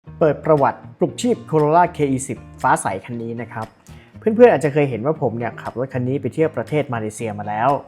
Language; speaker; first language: Thai; native; Thai